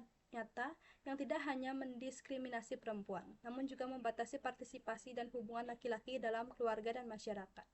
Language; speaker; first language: Indonesian; non-native, local second language; Balinese